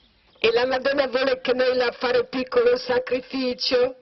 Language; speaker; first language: Italian; non-native, learner; Croatian